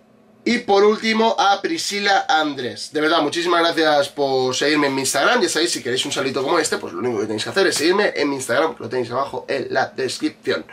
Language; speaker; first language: Spanish; native; Spanish